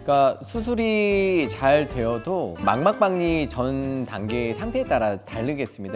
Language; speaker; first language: Korean; native; Korean